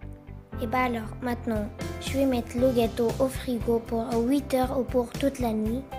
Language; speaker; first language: French; non-native, fluent; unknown